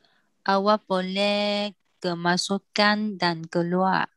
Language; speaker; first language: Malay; non-native, learner; Vietnamese